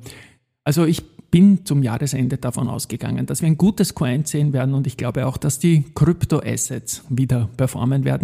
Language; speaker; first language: German; native; German